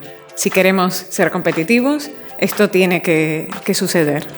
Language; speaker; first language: Spanish; native; Spanish